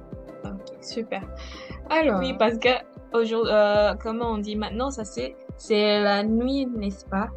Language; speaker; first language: French; non-native, fluent; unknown